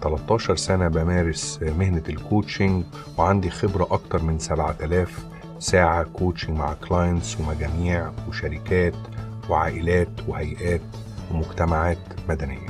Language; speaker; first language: Arabic; native; Arabic